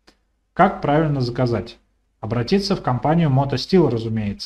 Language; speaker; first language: Russian; native; Russian